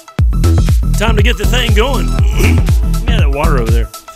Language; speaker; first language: English; native; English